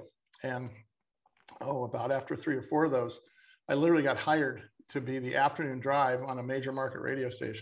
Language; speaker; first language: English; native; English